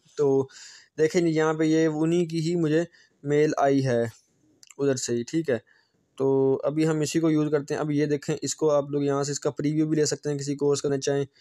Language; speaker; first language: Hindi; native; Hindi